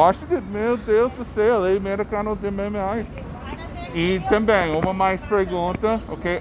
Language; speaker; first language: Portuguese; non-native, learner; English